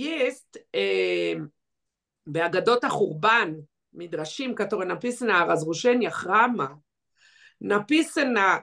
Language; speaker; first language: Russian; early bilingual, heritage; Russian